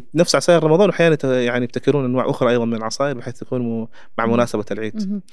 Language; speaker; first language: Arabic; non-native, local second language; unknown